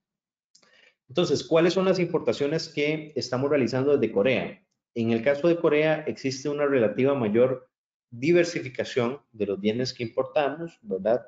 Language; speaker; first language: Spanish; native; Spanish